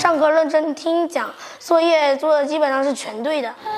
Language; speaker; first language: Chinese; native; Chinese